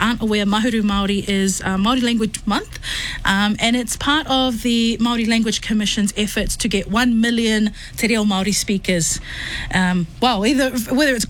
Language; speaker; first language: English; native; English